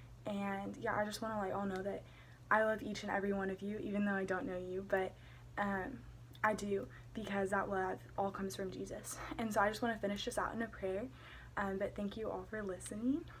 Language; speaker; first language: English; native; English